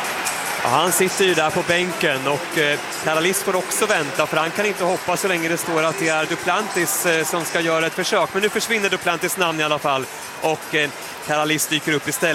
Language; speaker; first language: Swedish; native; Swedish